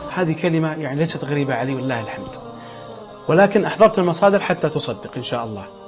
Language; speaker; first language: Arabic; native; Arabic